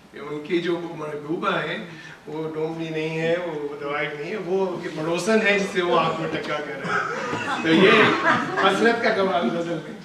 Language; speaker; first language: Urdu; native; Urdu